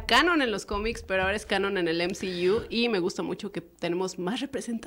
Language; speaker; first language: Spanish; native; Spanish